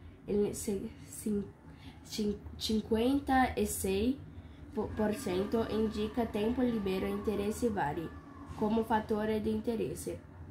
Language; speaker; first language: Italian; non-native, learner; Portuguese